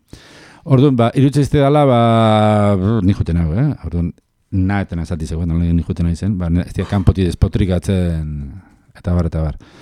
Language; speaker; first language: Basque; native; Basque